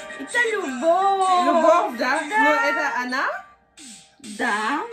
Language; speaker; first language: Russian; non-native, learner; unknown